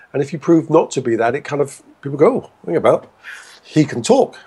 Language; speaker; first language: English; native; English